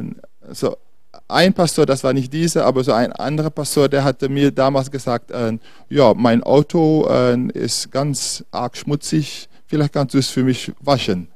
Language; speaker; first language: German; non-native, fluent; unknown